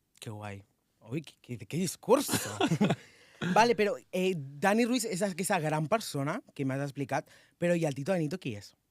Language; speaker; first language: Catalan; non-native, local second language; Spanish